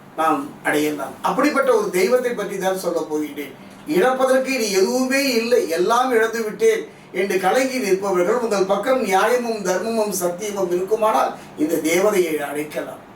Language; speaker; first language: Tamil; native; Tamil